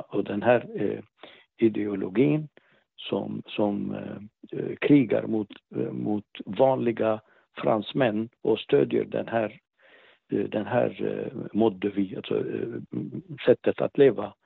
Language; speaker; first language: Swedish; non-native, fluent; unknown